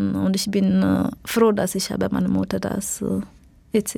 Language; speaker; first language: German; non-native, learner; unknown